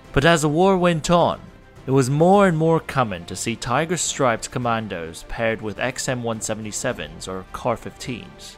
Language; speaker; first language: English; non-native, local second language; Cantonese